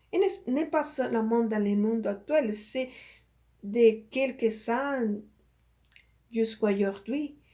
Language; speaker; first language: French; non-native, learner; Spanish